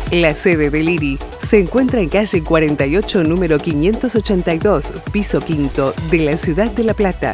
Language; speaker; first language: Spanish; native; Spanish